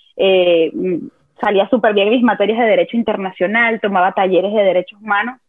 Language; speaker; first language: Spanish; native; Spanish